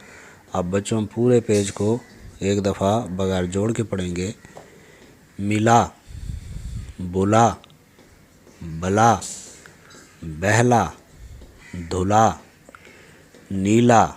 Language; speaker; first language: Urdu; native; Urdu